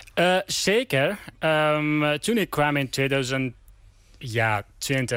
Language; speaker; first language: Dutch; non-native, learner; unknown